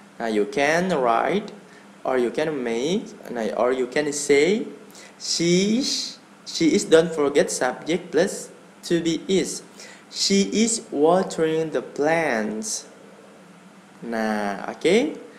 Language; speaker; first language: English; non-native, learner; Indonesian